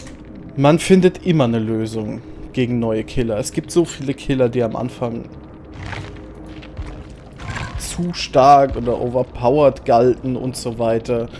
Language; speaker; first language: German; native; German